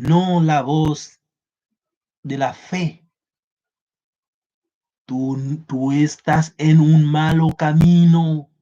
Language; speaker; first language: Spanish; non-native, learner; Haitian Creole